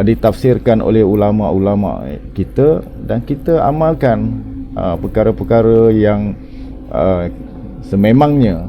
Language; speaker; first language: Malay; native; Malay